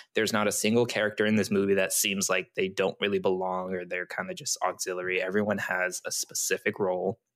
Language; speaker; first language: English; early bilingual, other home language; Chinese